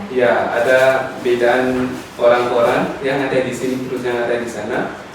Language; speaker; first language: Indonesian; non-native, learner; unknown